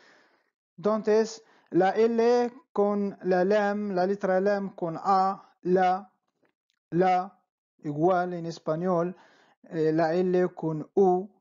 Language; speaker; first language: Spanish; non-native, fluent; Arabic